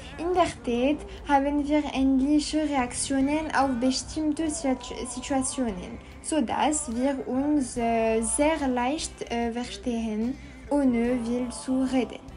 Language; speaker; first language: German; non-native, learner; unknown